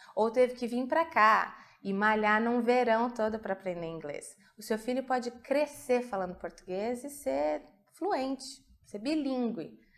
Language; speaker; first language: Portuguese; native; Portuguese